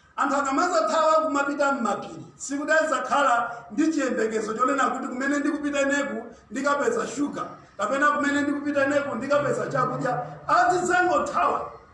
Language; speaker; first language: Nyanja; native; Nyanja